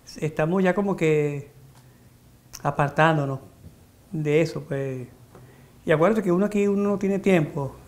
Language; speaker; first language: Spanish; native; Spanish